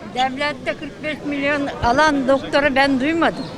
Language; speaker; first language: Turkish; native; Turkish